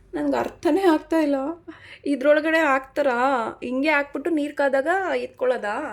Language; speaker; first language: Kannada; native; Kannada